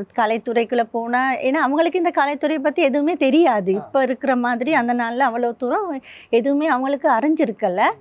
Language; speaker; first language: Tamil; native; Tamil